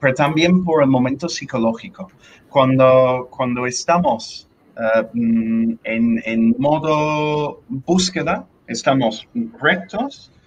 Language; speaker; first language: Spanish; non-native, fluent; English